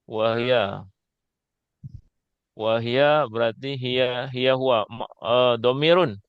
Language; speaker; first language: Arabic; non-native, learner; Indonesian